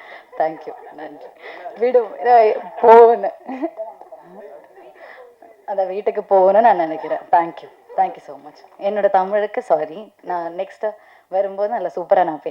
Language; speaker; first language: Tamil; non-native, learner; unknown